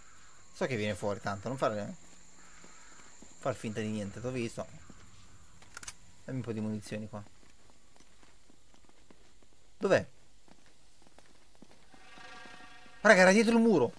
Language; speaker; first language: Italian; native; Italian